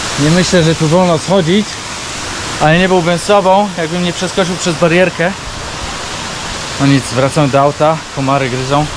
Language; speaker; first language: Polish; native; Polish